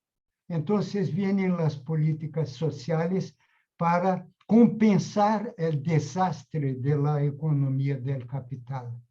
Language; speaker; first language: Spanish; non-native, fluent; Portuguese